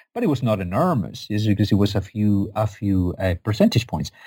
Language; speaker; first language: English; non-native, fluent; Spanish